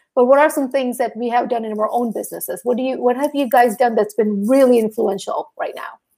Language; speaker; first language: English; early bilingual, other home language; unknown